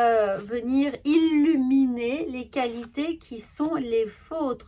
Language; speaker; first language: French; native; French